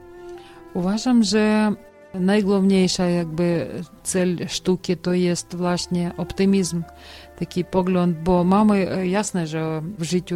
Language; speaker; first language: Polish; non-native, learner; Ukrainian